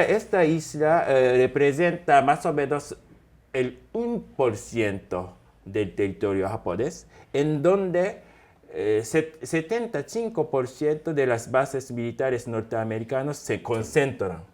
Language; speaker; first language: Spanish; non-native, fluent; Japanese